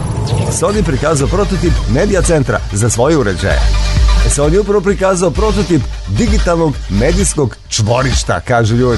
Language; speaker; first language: Serbian; native; Serbian